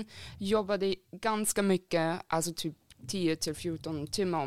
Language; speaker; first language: Swedish; non-native, fluent; German